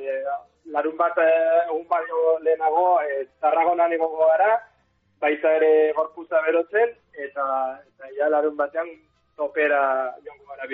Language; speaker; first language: Basque; native; Basque